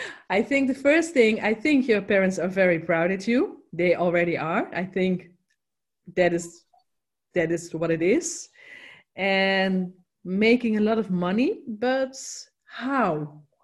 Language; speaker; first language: English; non-native, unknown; Dutch